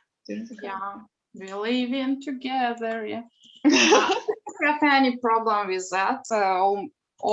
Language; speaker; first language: English; non-native, learner; Ukrainian